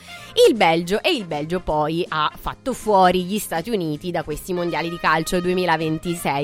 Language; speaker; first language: Italian; native; Italian